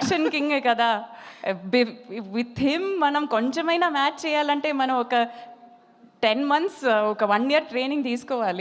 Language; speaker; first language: Telugu; non-native, fluent; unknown